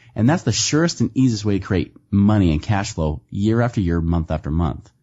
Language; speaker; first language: English; native; English